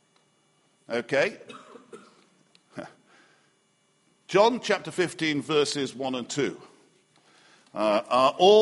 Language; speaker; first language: English; native; English